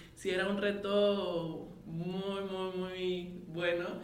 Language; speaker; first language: Spanish; native; Spanish